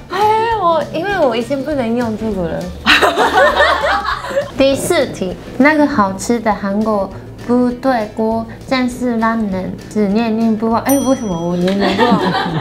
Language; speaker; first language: Chinese; non-native, fluent; Japanese